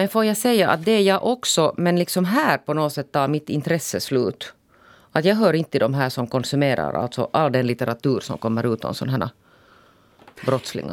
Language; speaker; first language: Swedish; native; Swedish